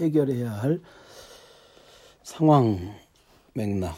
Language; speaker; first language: Korean; native; Korean